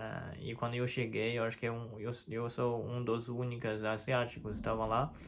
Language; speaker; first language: Portuguese; non-native, fluent; Chinese